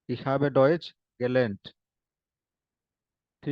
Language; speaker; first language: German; non-native, fluent; Hindi